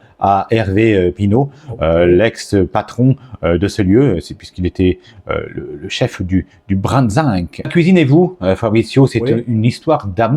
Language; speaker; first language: French; native; French